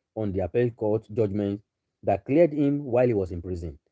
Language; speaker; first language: English; non-native, local second language; Yoruba